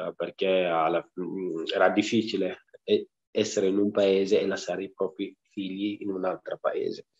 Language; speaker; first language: Italian; non-native, fluent; Wolof